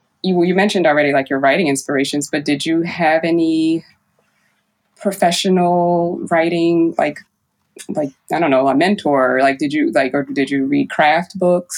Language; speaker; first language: English; native; English